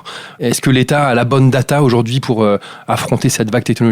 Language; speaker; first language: French; native; French